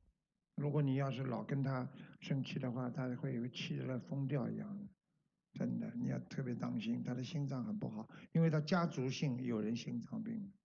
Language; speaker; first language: Chinese; native; Chinese